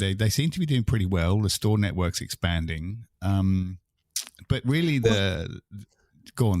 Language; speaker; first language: English; native; English